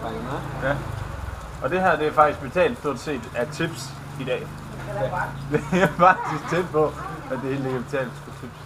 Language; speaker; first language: Danish; native; Danish